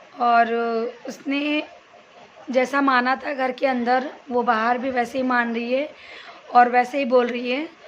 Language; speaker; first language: Hindi; native; Hindi